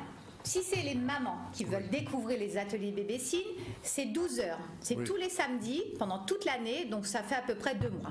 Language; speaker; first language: French; native; French